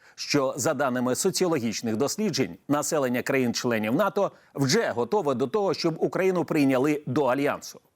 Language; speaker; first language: Ukrainian; native; Ukrainian